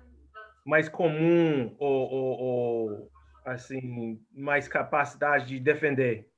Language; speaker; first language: Portuguese; non-native, fluent; English